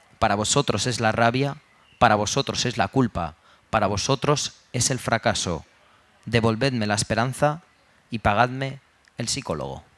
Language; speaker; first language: Spanish; early bilingual, other home language; Romanian